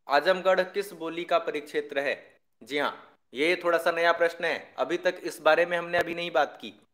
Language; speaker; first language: Hindi; native; Hindi